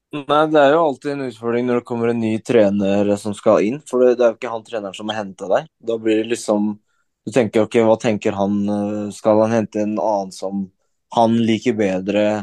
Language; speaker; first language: Norwegian; early bilingual, other home language; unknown